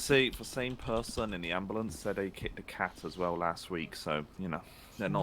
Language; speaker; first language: English; native; English